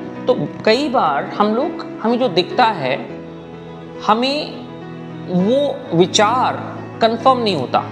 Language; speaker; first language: Hindi; native; Hindi